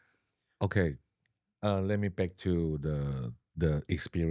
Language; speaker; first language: English; non-native, learner; Chinese